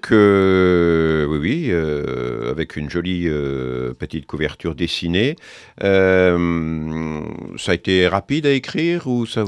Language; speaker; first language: French; native; French